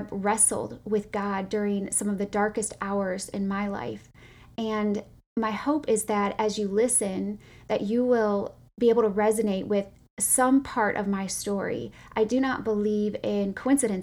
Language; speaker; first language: English; native; English